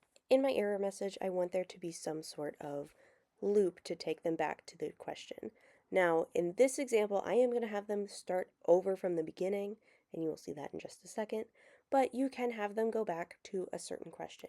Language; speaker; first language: English; native; English